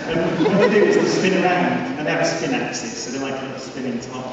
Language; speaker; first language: English; native; English